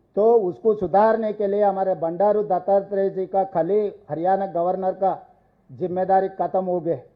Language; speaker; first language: Hindi; non-native, local second language; Telugu